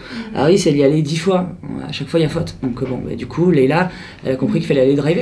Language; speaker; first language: French; native; French